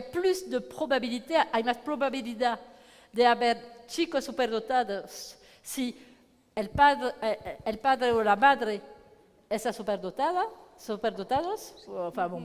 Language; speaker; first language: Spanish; non-native, learner; French